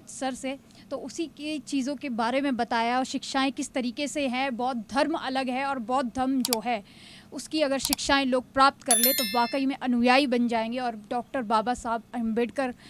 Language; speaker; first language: Hindi; native; Hindi